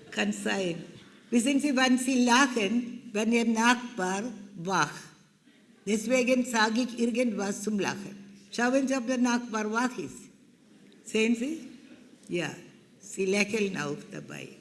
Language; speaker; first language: German; non-native, fluent; Malayalam